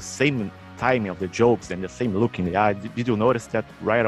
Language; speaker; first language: English; non-native, fluent; Portuguese